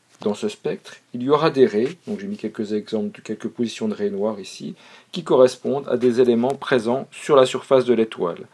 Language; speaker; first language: French; native; French